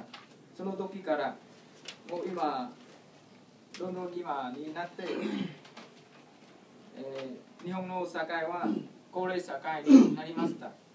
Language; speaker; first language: Japanese; non-native, learner; Vietnamese